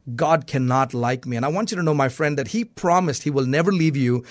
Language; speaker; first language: English; non-native, local second language; Malayalam